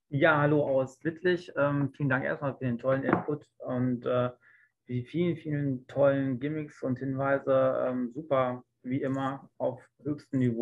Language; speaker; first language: German; native; German